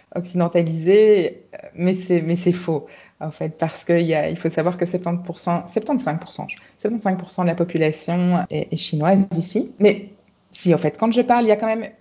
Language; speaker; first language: French; native; French